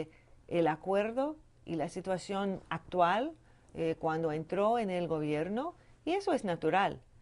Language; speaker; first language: Spanish; non-native, fluent; English